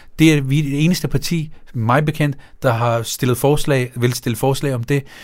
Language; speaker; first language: Danish; early bilingual, other home language; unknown